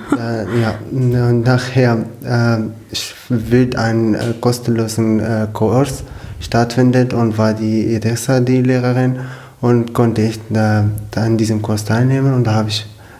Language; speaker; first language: German; non-native, learner; Arabic